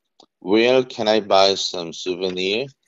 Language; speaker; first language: English; non-native, learner; Korean